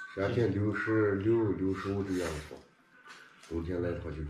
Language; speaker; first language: Chinese; non-native, local second language; Kazakh